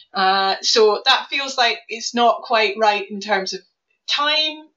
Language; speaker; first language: English; native; English